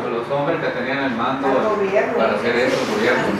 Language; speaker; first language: Spanish; native; Spanish